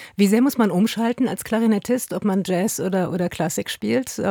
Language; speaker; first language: German; native; German